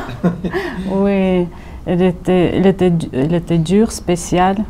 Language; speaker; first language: French; non-native, fluent; Russian